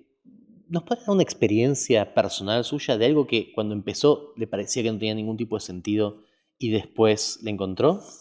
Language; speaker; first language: Spanish; native; Spanish